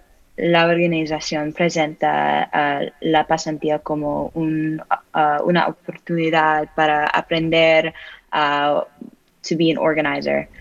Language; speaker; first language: Spanish; non-native, learner; English